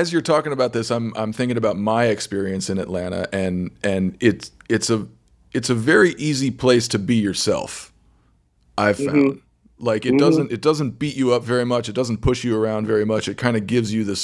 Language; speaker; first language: English; native; English